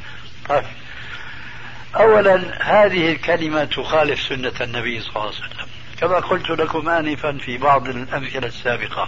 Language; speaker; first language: Arabic; early bilingual, other home language; Albanian